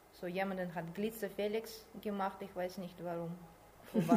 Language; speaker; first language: German; non-native, learner; Russian